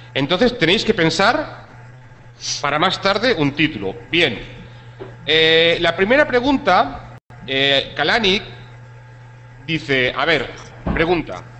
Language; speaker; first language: Spanish; native; Spanish